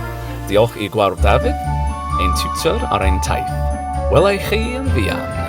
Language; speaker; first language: Welsh; non-native, learner; English